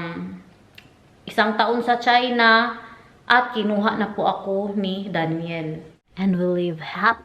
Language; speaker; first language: Filipino; non-native, local second language; Cebuano